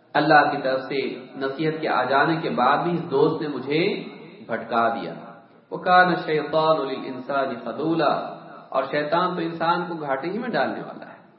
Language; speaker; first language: Urdu; native; Urdu